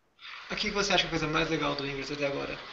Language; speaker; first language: Portuguese; native; Portuguese